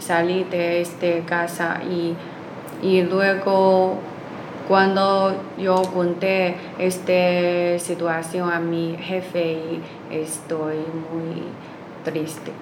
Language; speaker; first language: Spanish; non-native, learner; Chinese